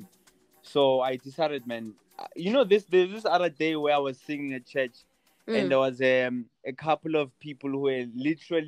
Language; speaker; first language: English; non-native, local second language; Zulu